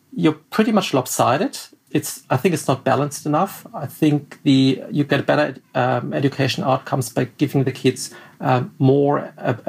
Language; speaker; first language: English; non-native, fluent; German